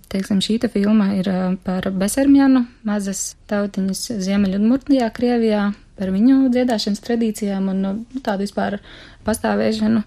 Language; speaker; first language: Latvian; native; Latvian